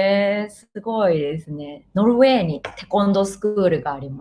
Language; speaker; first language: Japanese; non-native, fluent; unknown